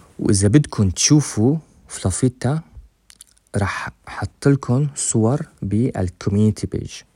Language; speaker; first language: Arabic; native; Arabic